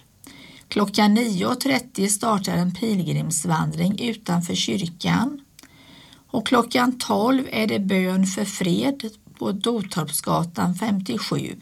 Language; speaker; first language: Swedish; native; Swedish